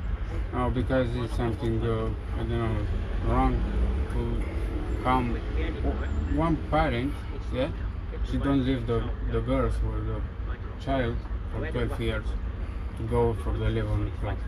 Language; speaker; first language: English; non-native, learner; Romanian